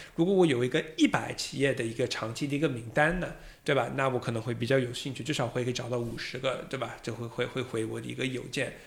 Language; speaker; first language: Chinese; non-native, fluent; English